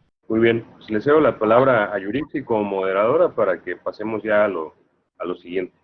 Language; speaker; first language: Spanish; native; Spanish